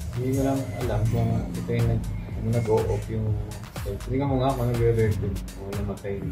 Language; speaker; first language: Filipino; native; Filipino